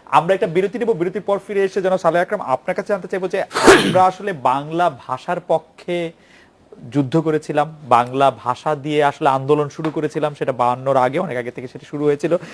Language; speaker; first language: Bangla; native; Bangla